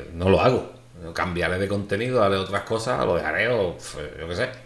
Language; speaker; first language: Spanish; native; Spanish